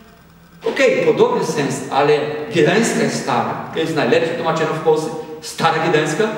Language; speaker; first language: Polish; non-native, learner; Portuguese